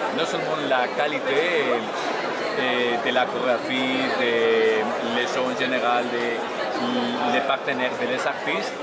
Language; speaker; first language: French; non-native, learner; Spanish